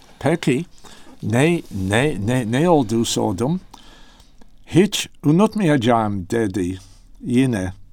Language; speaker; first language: Turkish; non-native, learner; English